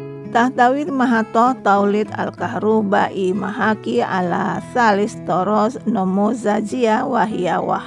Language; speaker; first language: Arabic; non-native, learner; Indonesian